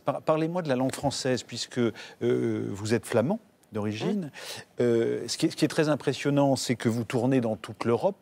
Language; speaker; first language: French; native; French